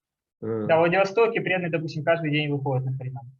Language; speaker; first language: Russian; native; Russian